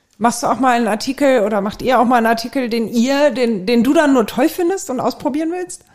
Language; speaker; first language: German; native; German